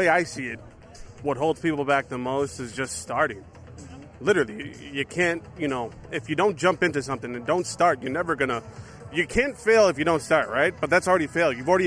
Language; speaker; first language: English; native; English